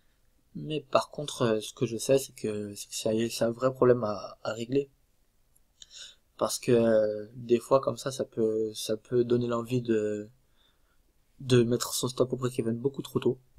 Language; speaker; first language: French; native; French